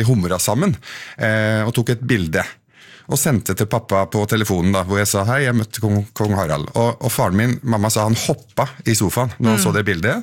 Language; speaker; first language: Norwegian; early bilingual, other home language; Arabic